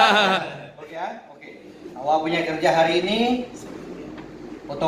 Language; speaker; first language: Malay; native; Malay